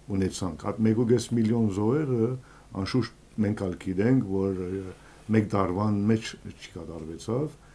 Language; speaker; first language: Armenian; early bilingual, heritage; Armenian